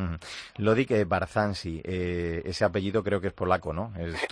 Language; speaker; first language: Spanish; native; Spanish